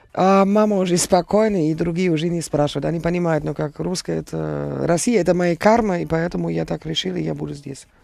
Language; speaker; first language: Russian; non-native, learner; German